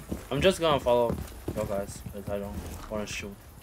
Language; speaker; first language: English; non-native, fluent; Chinese